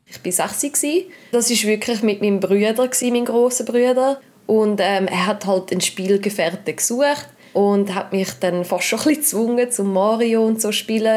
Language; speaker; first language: German; native; German